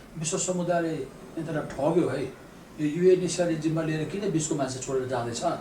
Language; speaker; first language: Nepali; native; Nepali